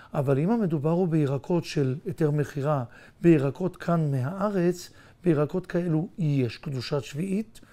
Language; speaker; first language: Hebrew; native; Hebrew